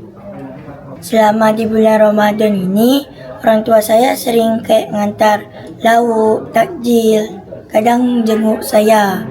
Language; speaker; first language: Indonesian; native; Indonesian